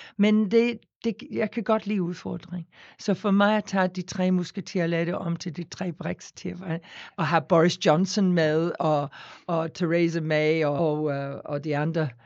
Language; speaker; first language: Danish; non-native, fluent; English